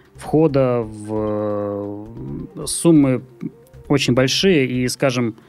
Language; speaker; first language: Russian; native; Russian